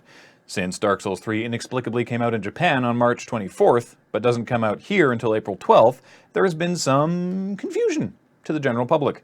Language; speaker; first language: English; native; English